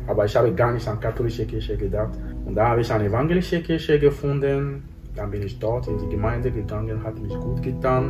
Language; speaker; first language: German; non-native, fluent; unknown